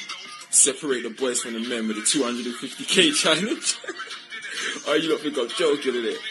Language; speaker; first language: English; native; English